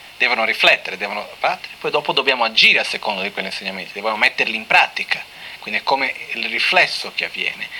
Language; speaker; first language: Italian; non-native, fluent; Portuguese